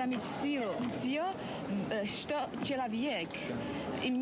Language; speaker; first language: Russian; non-native, learner; Czech